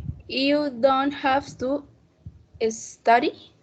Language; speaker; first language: English; non-native, learner; Spanish